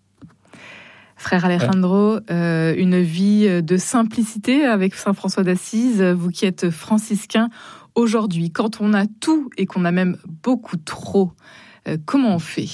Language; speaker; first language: French; native; French